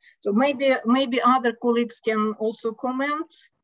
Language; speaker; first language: English; non-native, fluent; Russian